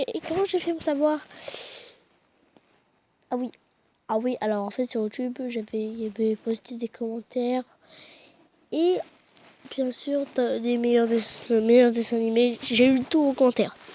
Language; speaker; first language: French; native; French